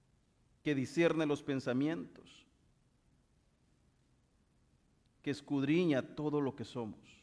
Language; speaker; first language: Spanish; native; Spanish